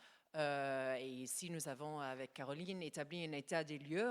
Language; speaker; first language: French; non-native, fluent; English